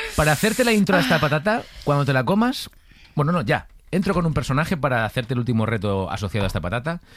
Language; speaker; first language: Spanish; native; Spanish